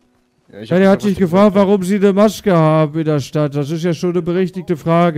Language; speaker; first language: German; native; German